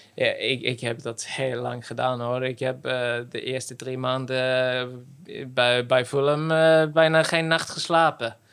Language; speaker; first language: Dutch; non-native, fluent; Norwegian